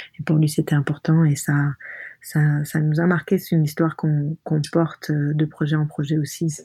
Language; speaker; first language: French; non-native, local second language; Arabic